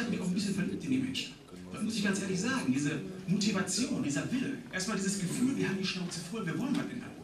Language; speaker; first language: German; native; German